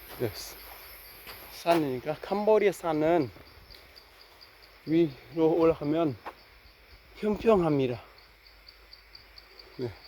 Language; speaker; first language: Korean; non-native, fluent; Khmer